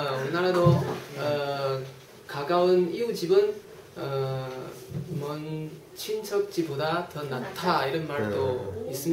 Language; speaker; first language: Korean; non-native, fluent; Chinese